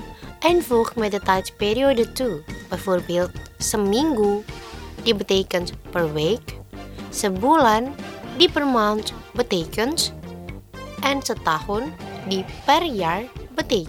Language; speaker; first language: Dutch; non-native, learner; Indonesian